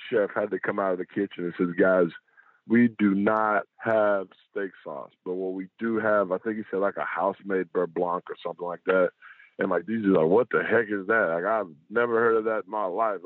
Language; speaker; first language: English; native; English